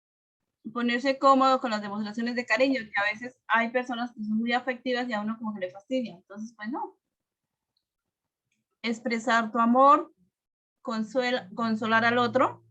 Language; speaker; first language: Spanish; native; Spanish